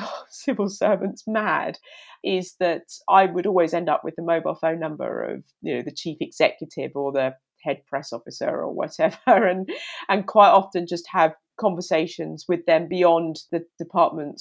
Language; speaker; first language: English; native; English